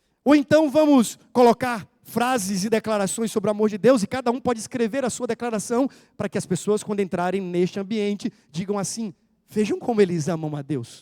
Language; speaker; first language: Portuguese; native; Portuguese